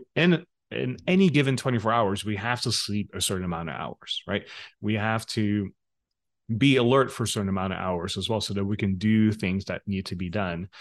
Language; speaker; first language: English; non-native, fluent; Dutch